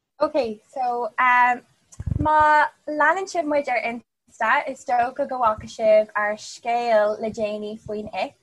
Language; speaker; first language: Irish; non-native, local second language; English